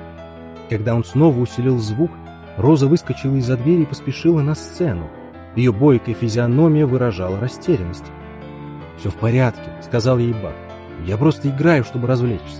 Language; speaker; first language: Russian; native; Russian